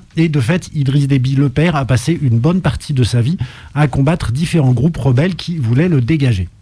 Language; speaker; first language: French; native; French